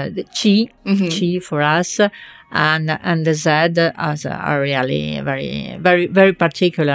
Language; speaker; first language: English; non-native, fluent; Italian